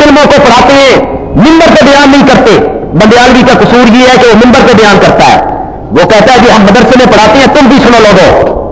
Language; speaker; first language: Urdu; non-native, local second language; Punjabi